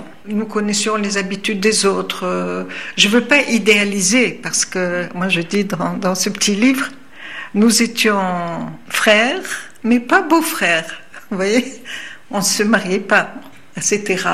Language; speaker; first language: French; non-native, local second language; Arabic